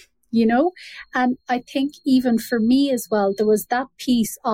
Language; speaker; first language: English; native; English